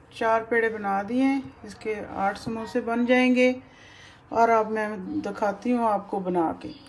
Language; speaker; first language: Hindi; native; Hindi